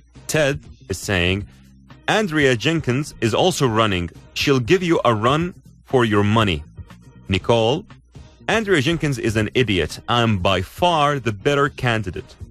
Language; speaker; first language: English; non-native, fluent; Arabic